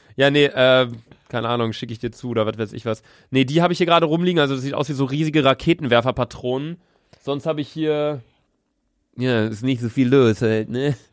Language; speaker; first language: German; native; German